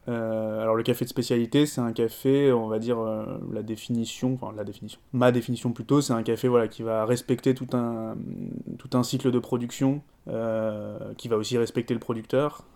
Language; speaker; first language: French; native; French